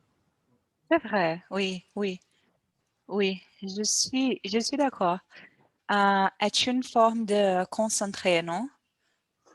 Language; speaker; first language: French; non-native, learner; Portuguese